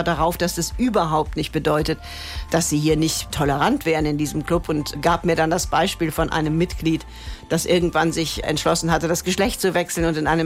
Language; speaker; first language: German; native; German